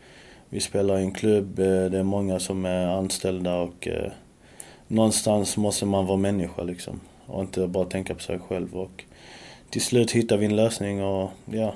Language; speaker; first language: Swedish; early bilingual, other home language; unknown